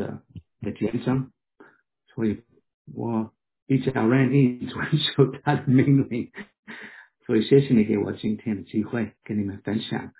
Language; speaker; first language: Chinese; non-native, fluent; English